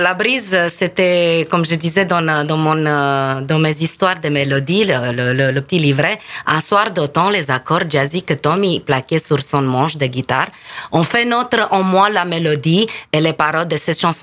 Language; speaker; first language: French; non-native, fluent; Romanian